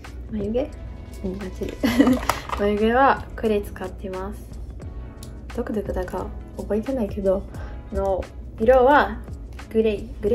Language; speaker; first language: Japanese; non-native, learner; Portuguese